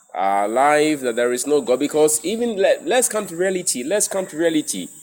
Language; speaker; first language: English; non-native, local second language; Akan